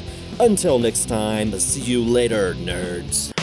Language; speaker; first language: English; native; English